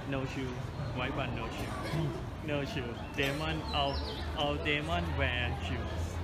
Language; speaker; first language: English; non-native, learner; Thai